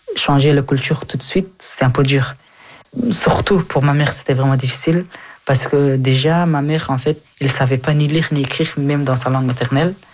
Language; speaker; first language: French; early bilingual, other home language; Persian